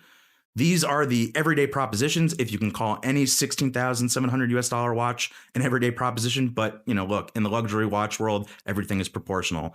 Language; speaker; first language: English; native; English